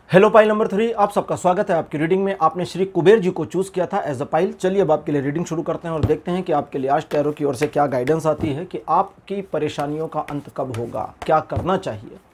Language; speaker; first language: Hindi; native; Hindi